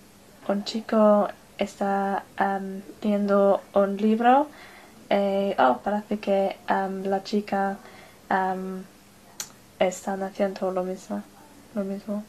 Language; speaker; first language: Spanish; non-native, learner; English